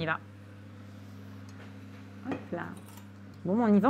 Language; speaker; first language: French; native; French